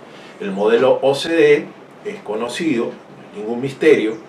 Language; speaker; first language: Spanish; native; Spanish